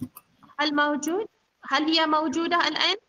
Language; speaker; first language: Arabic; non-native, fluent; Malay